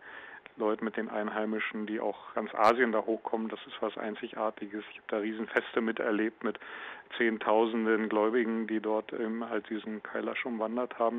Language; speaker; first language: German; native; German